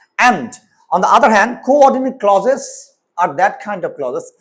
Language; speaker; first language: English; non-native, local second language; Bangla